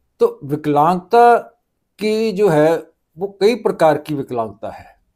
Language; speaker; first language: Hindi; non-native, local second language; Punjabi